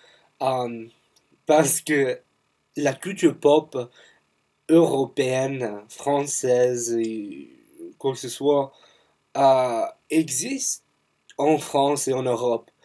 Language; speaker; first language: French; non-native, fluent; English